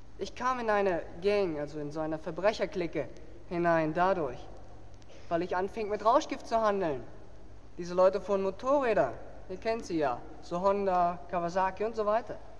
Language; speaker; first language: German; native; German